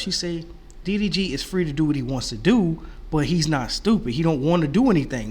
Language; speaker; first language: English; native; English